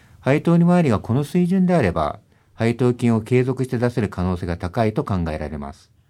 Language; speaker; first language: Japanese; native; Japanese